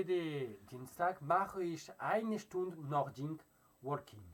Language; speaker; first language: German; non-native, fluent; French